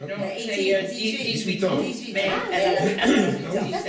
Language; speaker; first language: French; non-native, learner; English